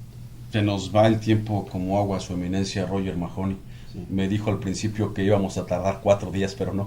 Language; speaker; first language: Spanish; native; Spanish